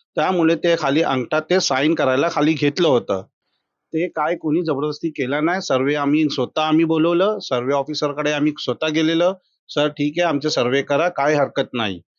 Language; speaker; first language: Marathi; native; Marathi